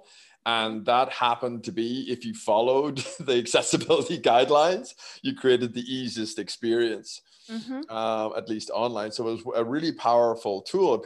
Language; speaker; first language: English; native; English